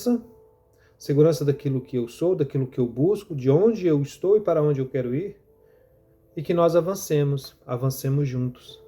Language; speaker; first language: Portuguese; native; Portuguese